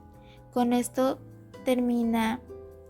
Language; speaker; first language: Spanish; native; Spanish